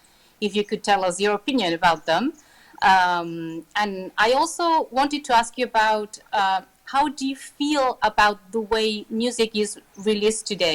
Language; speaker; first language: English; non-native, fluent; Spanish